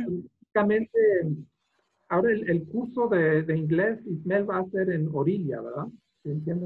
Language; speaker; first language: Spanish; non-native, fluent; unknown